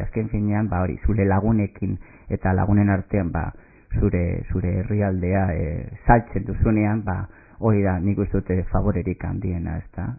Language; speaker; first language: Basque; non-native, local second language; Spanish